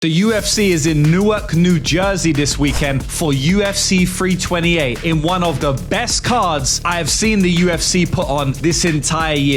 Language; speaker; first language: English; native; English